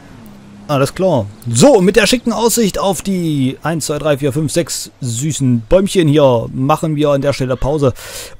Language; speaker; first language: German; native; German